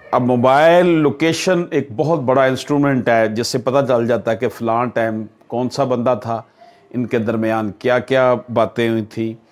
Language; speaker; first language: Urdu; native; Urdu